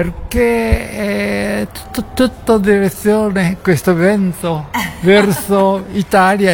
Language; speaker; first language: Italian; non-native, learner; Japanese